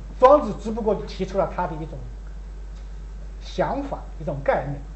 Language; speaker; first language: Chinese; native; Chinese